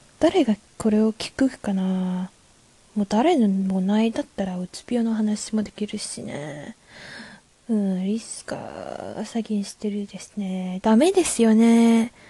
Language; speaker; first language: Japanese; non-native, learner; Chinese